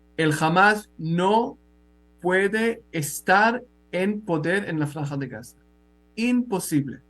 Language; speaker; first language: Spanish; non-native, fluent; Hebrew